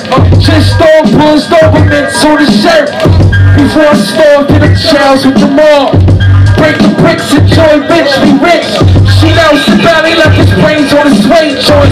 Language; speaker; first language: English; native; English